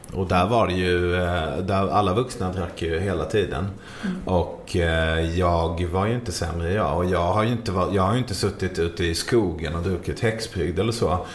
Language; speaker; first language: Swedish; native; Swedish